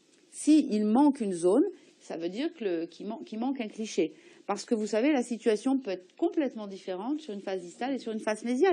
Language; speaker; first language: French; native; French